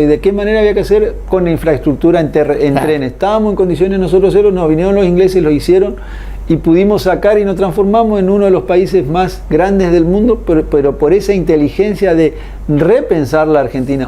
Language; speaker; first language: Spanish; native; Spanish